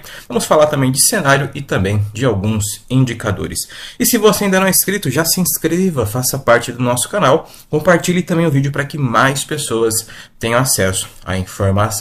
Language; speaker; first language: Portuguese; native; Portuguese